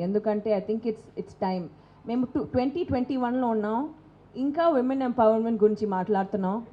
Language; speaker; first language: Telugu; non-native, local second language; Tamil